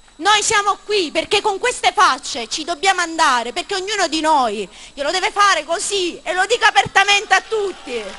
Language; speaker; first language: Italian; native; Italian